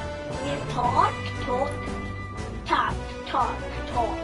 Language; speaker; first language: Polish; early bilingual, heritage; Polish